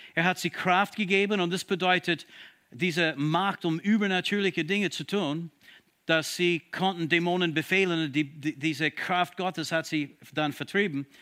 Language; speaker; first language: German; non-native, fluent; English